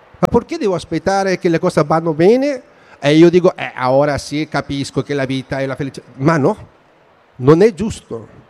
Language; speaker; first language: Italian; non-native, fluent; Spanish